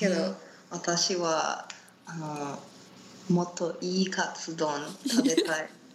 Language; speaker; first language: Japanese; non-native, learner; Spanish